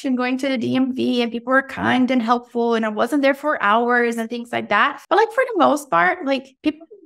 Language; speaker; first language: English; non-native, fluent; Portuguese